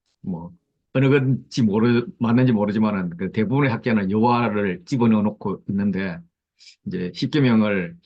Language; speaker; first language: Korean; native; Korean